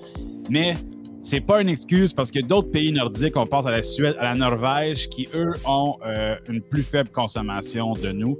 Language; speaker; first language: French; native; French